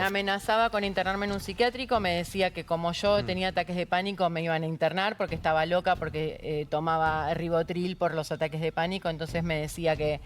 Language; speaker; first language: Spanish; native; Spanish